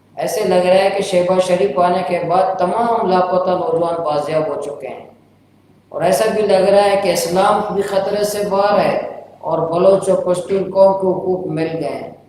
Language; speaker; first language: Urdu; non-native, local second language; Baluchi